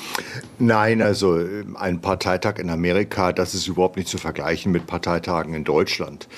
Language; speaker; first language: German; native; German